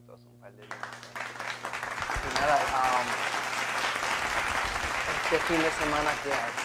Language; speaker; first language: Spanish; early bilingual, heritage; Spanish